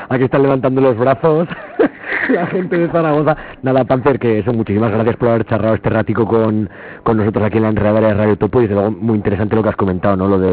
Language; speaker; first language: Spanish; native; Spanish